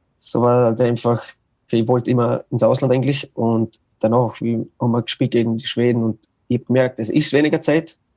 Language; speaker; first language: German; native; German